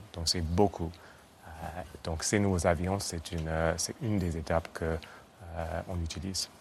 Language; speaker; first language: French; non-native, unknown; English